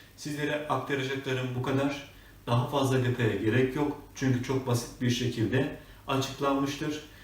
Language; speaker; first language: Turkish; native; Turkish